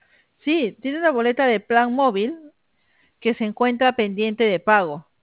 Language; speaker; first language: Spanish; native; Spanish